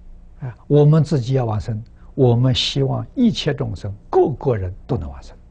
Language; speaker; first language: Chinese; native; Chinese